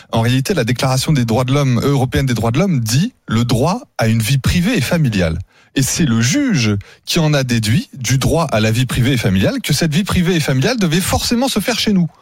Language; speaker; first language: French; native; French